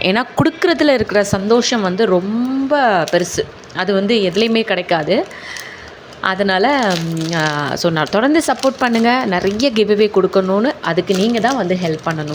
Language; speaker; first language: Tamil; native; Tamil